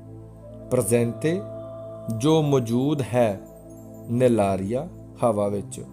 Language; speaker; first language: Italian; non-native, fluent; Punjabi